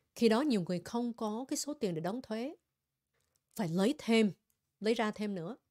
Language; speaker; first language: Vietnamese; native; Vietnamese